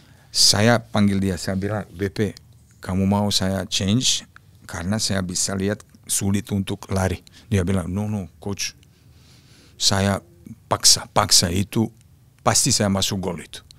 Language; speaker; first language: Indonesian; non-native, fluent; Serbian